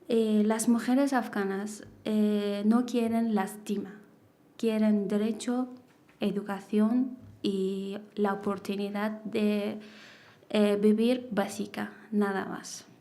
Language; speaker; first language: Spanish; non-native, learner; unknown